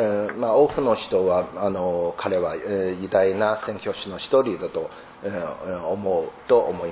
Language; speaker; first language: Japanese; non-native, fluent; Chinese